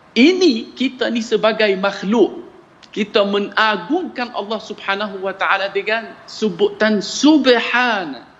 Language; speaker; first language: Malay; non-native, fluent; Arabic